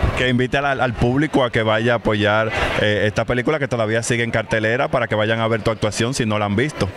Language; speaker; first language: Spanish; native; Spanish